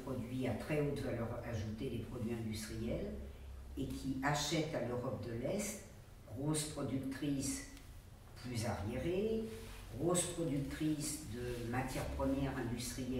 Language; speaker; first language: French; native; French